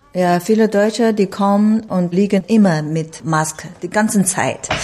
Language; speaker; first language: German; non-native, learner; Chinese